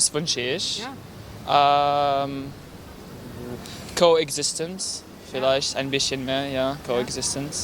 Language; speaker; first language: German; non-native, learner; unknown